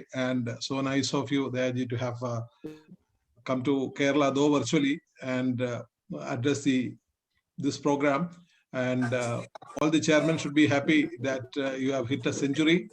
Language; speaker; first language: English; non-native, local second language; Malayalam